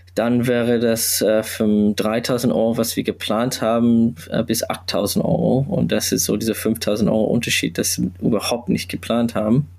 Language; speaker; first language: German; non-native, learner; English